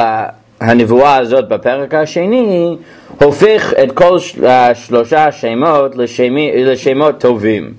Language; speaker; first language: Hebrew; non-native, fluent; English